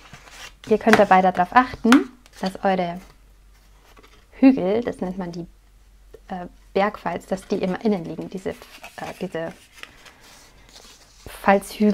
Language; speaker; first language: German; native; German